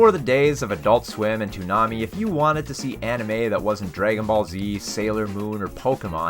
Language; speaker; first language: English; native; English